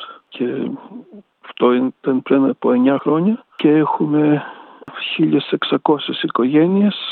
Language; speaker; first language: Greek; early bilingual, heritage; Greek